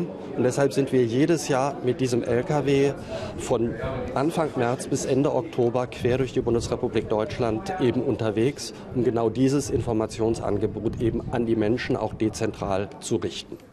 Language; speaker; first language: German; native; German